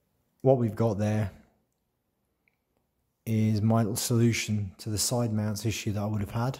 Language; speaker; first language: English; native; English